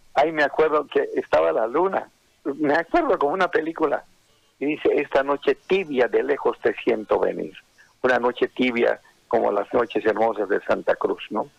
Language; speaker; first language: Spanish; native; Spanish